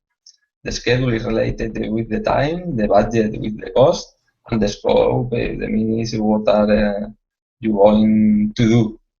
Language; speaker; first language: English; non-native, learner; Spanish